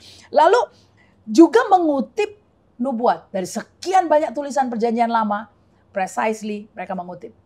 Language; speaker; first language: Indonesian; native; Indonesian